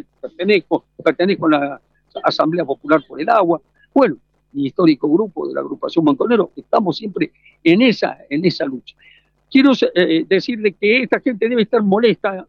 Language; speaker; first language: Spanish; native; Spanish